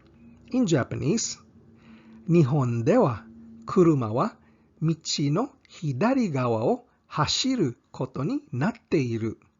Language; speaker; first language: Japanese; non-native, fluent; English